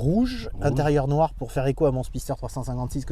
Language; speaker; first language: French; native; French